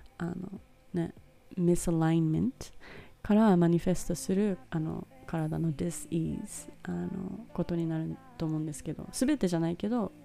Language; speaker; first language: Japanese; early bilingual, heritage; Japanese